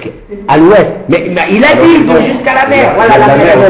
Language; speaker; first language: French; native; French